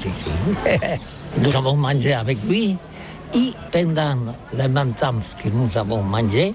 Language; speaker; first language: French; non-native, learner; Catalan